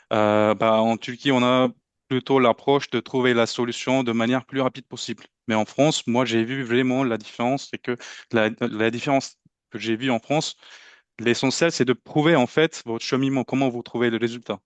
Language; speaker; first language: French; non-native, fluent; Turkish